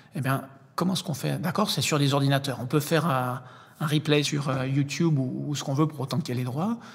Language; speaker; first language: French; native; French